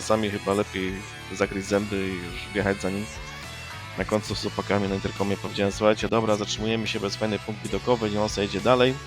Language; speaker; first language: Polish; native; Polish